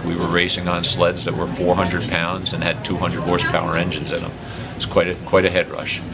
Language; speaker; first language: English; native; English